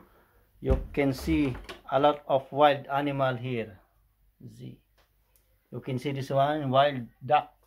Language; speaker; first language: English; non-native, local second language; Filipino